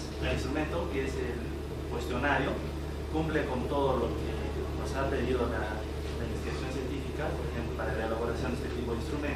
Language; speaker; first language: Spanish; native; Spanish